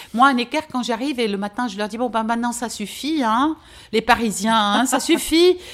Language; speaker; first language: French; native; French